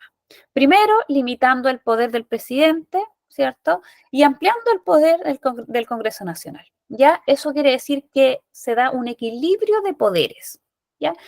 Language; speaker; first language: Spanish; native; Spanish